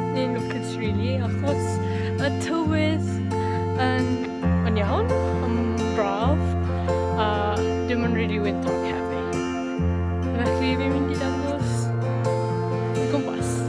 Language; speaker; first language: Welsh; non-native, learner; Malay